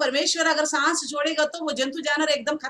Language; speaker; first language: Hindi; non-native, local second language; Telugu